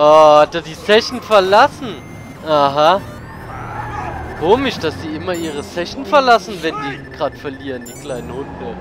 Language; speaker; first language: German; native; German